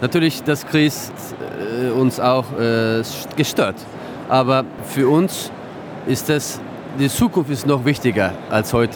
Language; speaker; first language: German; non-native, fluent; Turkish